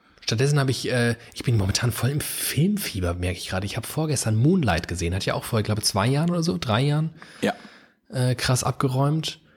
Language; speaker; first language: German; native; German